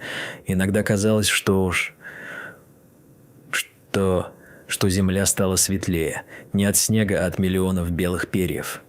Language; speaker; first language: Russian; native; Russian